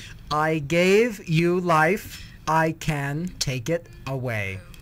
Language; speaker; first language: English; native; English